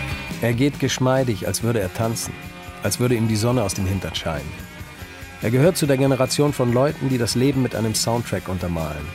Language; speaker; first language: German; native; German